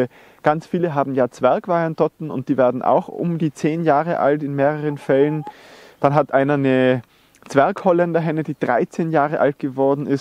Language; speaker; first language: German; native; German